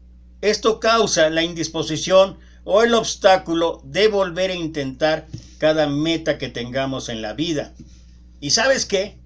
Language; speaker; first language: Spanish; native; Spanish